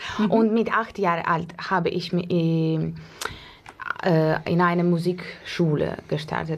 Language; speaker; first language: German; non-native, learner; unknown